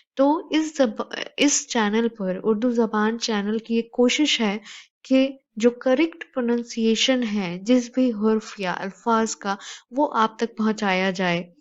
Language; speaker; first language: Urdu; native; Urdu